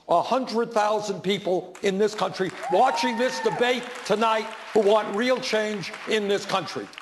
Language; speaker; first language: English; native; English